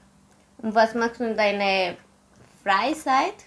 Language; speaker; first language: German; non-native, learner; Spanish